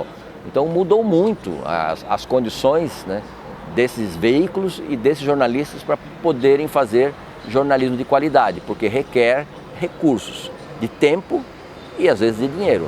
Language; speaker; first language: Portuguese; native; Portuguese